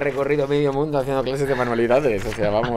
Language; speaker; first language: Spanish; native; Spanish